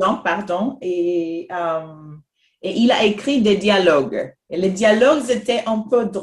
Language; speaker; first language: French; non-native, fluent; Spanish